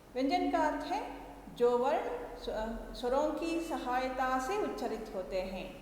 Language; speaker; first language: Hindi; non-native, local second language; Kannada